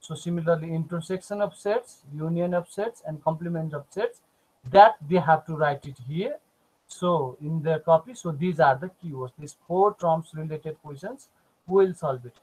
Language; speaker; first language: English; non-native, local second language; Nepali